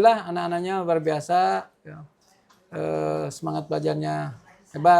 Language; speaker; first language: Indonesian; native; Indonesian